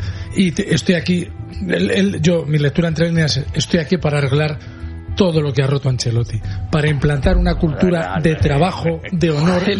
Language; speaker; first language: Spanish; native; Spanish